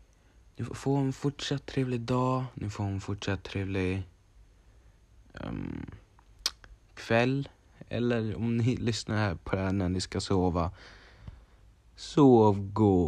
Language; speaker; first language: Swedish; early bilingual, other home language; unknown